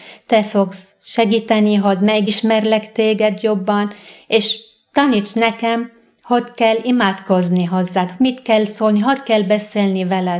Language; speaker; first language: Hungarian; non-native, fluent; Arabic